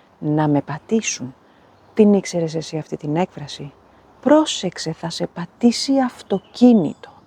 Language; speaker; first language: Greek; native; Greek